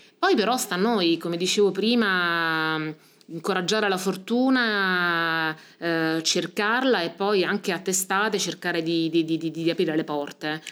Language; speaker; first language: Italian; native; Italian